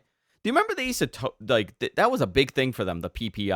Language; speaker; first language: English; native; English